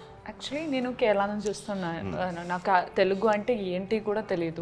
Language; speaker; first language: Telugu; non-native, learner; Malayalam